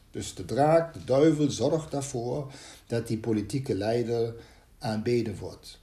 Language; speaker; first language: Dutch; native; Dutch